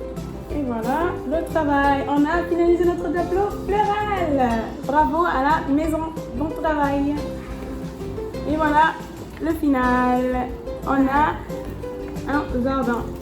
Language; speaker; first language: French; native; French